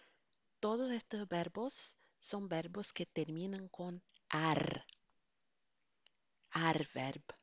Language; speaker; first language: Spanish; non-native, fluent; Norwegian